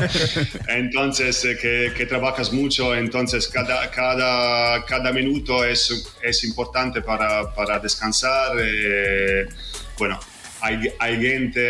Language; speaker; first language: Spanish; non-native, fluent; Italian